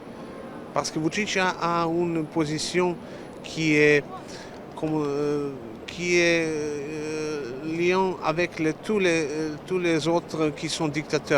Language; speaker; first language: French; non-native, learner; Serbian